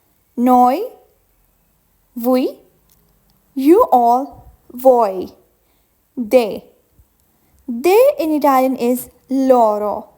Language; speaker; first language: English; non-native, fluent; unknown